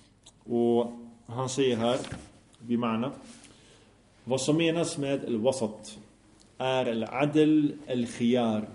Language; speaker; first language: Swedish; early bilingual, other home language; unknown